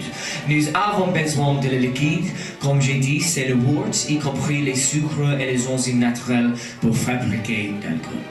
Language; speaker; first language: French; non-native, learner; English